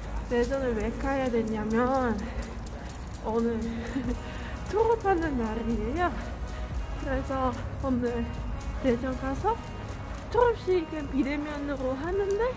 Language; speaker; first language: Korean; non-native, fluent; Dutch